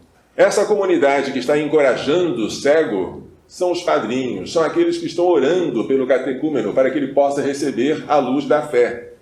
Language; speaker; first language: Portuguese; native; Portuguese